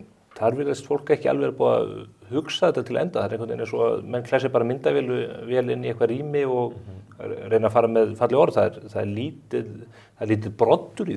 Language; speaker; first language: Icelandic; native; Icelandic